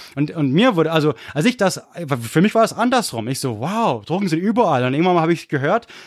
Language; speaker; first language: German; non-native, fluent; English